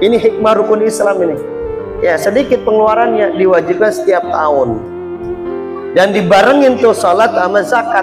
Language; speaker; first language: Indonesian; native; Indonesian